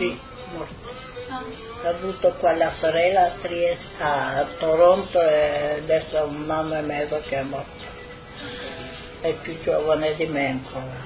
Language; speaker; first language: Italian; non-native, local second language; Slovenian